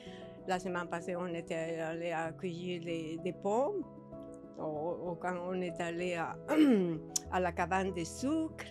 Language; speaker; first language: French; early bilingual, other home language; Spanish